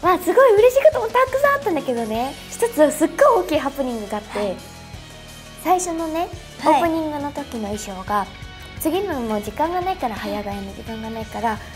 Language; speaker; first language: Japanese; native; Japanese